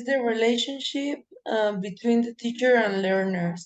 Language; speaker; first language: English; non-native, learner; Spanish